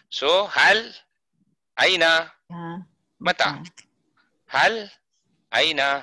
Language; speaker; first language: Arabic; non-native, fluent; Malay